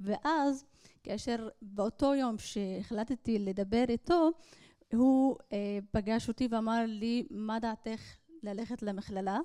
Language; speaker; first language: Hebrew; non-native, local second language; Arabic